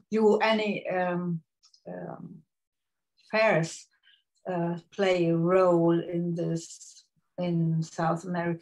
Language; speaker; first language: English; non-native, fluent; German